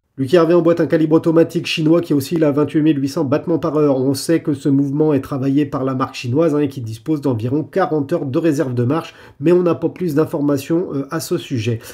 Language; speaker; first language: French; native; French